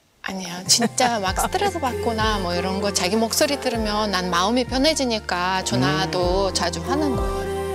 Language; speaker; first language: Korean; non-native, fluent; Russian